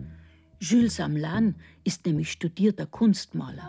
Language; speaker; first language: German; native; German